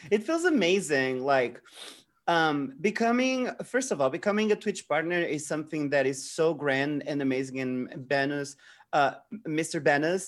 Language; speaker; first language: English; non-native, fluent; Portuguese